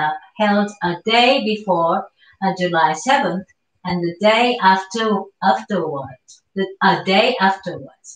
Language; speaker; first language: English; non-native, learner; Japanese